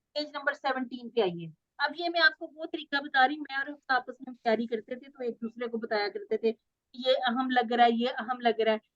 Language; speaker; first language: Urdu; native; Urdu